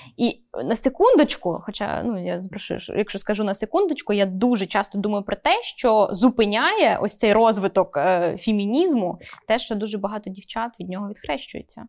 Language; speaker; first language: Ukrainian; native; Ukrainian